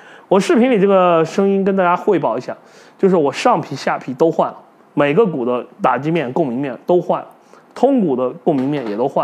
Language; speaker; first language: Chinese; native; Chinese